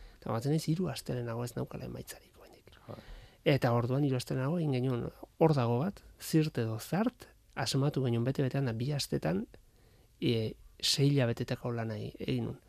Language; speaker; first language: Basque; native; Basque